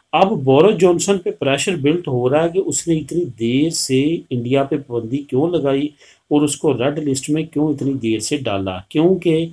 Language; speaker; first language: Urdu; native; Urdu